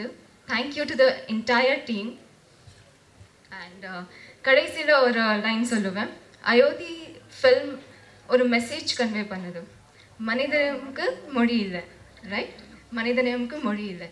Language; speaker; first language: Tamil; non-native, fluent; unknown